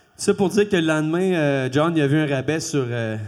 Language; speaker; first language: French; native; French